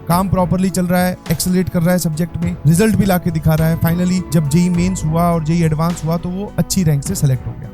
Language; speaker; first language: Hindi; native; Hindi